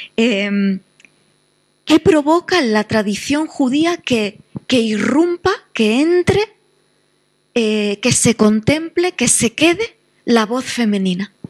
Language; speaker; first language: Spanish; native; Spanish